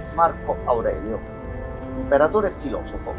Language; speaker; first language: Italian; native; Italian